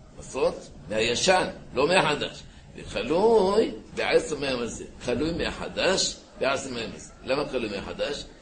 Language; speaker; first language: Hebrew; early bilingual, other home language; Arabic